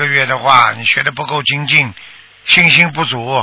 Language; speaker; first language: Chinese; native; Chinese